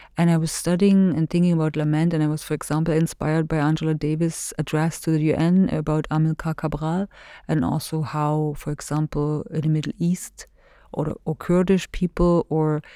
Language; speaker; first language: English; non-native, fluent; German